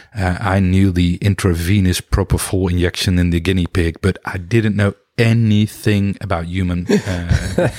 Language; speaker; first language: English; non-native, fluent; Dutch